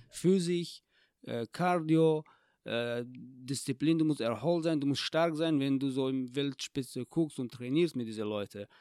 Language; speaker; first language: German; non-native, fluent; Tajik